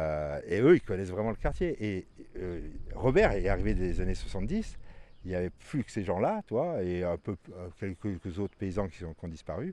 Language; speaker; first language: French; native; French